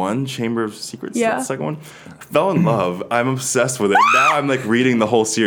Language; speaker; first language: English; native; English